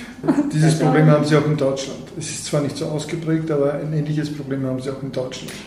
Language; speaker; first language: German; non-native, fluent; Bulgarian